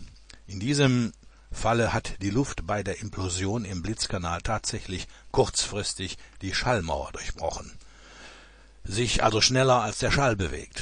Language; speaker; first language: German; native; German